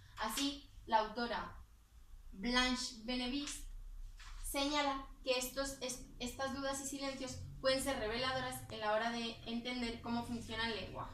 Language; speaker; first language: Spanish; native; Spanish